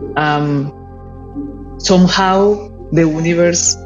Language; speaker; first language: English; non-native, fluent; Spanish